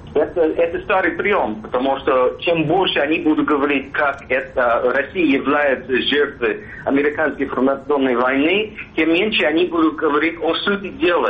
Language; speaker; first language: Russian; non-native, fluent; English